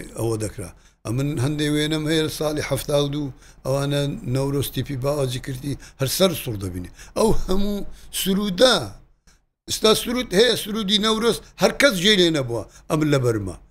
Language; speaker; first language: Central Kurdish; native; Central Kurdish